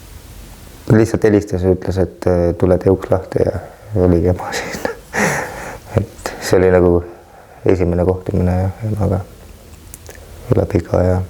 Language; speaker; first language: Estonian; native; Estonian